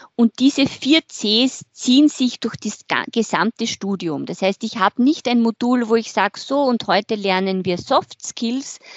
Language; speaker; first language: German; native; German